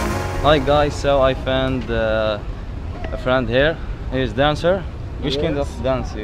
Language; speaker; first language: English; non-native, learner; Arabic